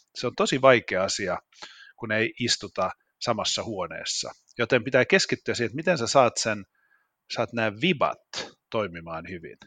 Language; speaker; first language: Finnish; non-native, local second language; Swedish